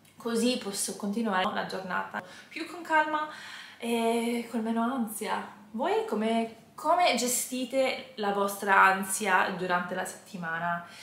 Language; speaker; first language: Italian; non-native, fluent; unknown